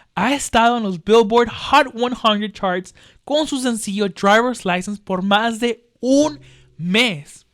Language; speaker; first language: Spanish; early bilingual, heritage; Spanish